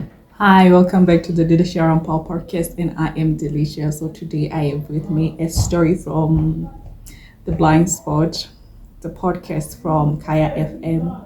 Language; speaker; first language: English; non-native, local second language; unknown